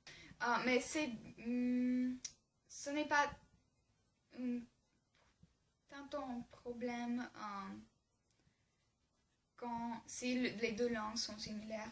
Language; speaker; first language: French; non-native, learner; English